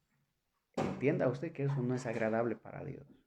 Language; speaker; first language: Spanish; native; Spanish